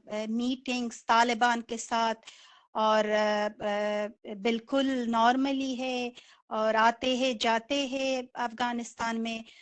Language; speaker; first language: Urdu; non-native, fluent; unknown